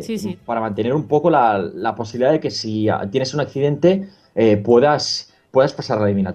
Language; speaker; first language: Spanish; native; Spanish